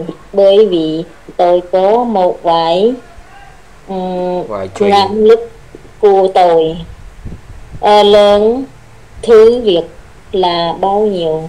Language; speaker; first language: Vietnamese; non-native, learner; Khmer